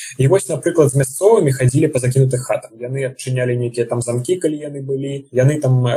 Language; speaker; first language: Belarusian; non-native, local second language; Russian